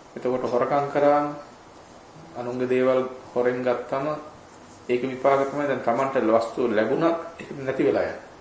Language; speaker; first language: Sinhala; native; Sinhala